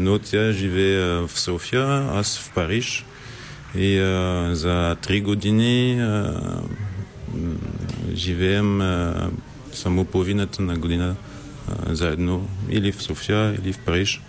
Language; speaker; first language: Bulgarian; non-native, learner; French